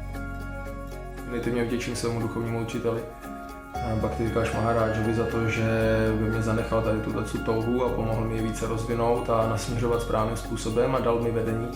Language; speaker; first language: Czech; native; Czech